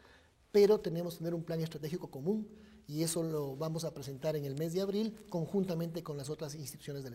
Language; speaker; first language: Spanish; native; Spanish